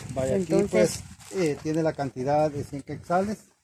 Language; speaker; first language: Spanish; native; Spanish